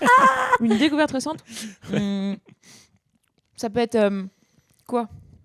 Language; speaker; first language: French; native; French